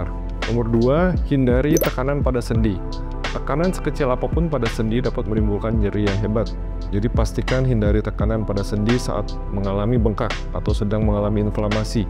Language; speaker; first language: Indonesian; native; Indonesian